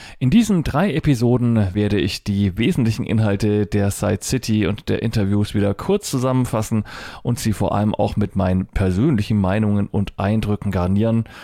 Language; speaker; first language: German; native; German